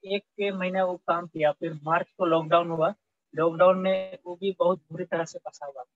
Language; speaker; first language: Hindi; native; Hindi